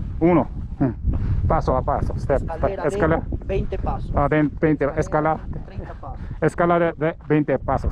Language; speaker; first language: Spanish; non-native, learner; Korean